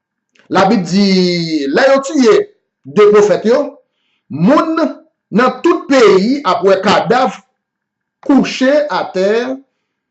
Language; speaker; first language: French; non-native, local second language; Haitian Creole